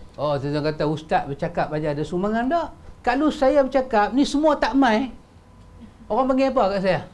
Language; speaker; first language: Malay; native; Malay